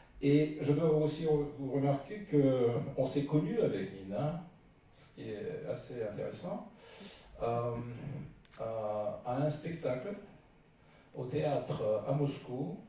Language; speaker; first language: French; non-native, fluent; Russian